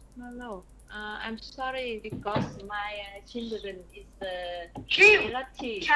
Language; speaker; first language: English; non-native, learner; Vietnamese